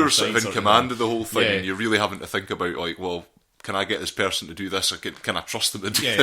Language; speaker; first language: English; native; English